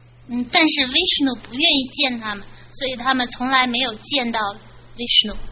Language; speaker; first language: Chinese; native; Chinese